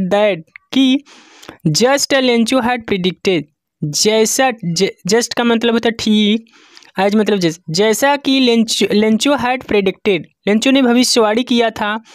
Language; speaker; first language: Hindi; native; Hindi